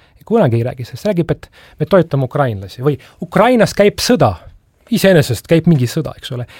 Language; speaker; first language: Estonian; non-native, local second language; Russian